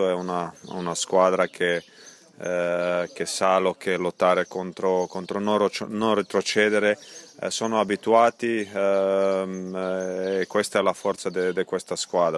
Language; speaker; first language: Italian; non-native, fluent; Croatian